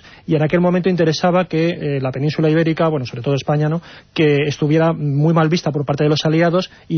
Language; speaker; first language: Spanish; native; Spanish